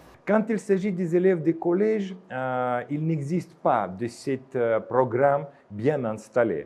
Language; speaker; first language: French; non-native, fluent; Russian